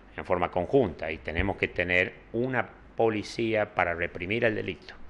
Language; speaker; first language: Spanish; native; Spanish